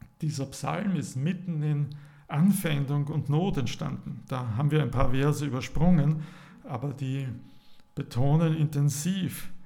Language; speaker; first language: German; native; German